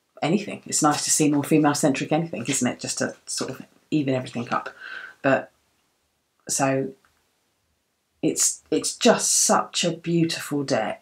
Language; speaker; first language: English; native; English